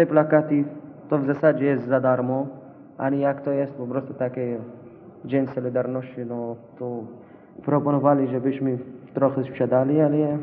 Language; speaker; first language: Polish; non-native, local second language; Arabic